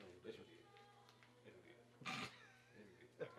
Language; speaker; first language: English; native; English